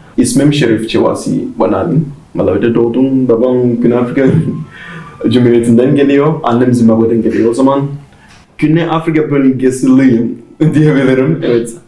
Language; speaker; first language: Turkish; non-native, fluent; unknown